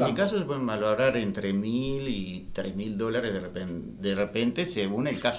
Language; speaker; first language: Spanish; native; Spanish